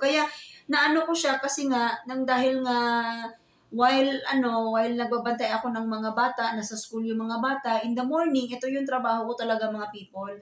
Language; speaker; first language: Filipino; native; Filipino